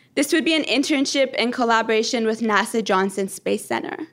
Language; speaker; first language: English; early bilingual, other home language; Persian